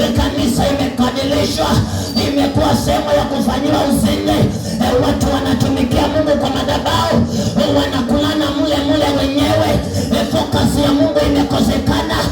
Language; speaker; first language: Swahili; non-native, local second language; Luyia